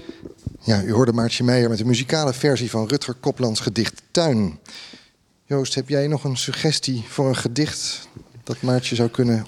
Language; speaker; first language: Dutch; native; Dutch